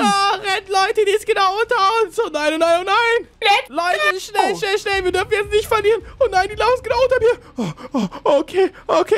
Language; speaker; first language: German; native; German